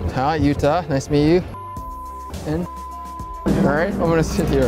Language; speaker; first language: English; non-native, fluent; Japanese